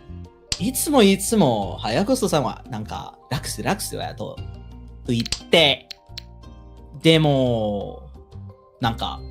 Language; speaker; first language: Japanese; non-native, learner; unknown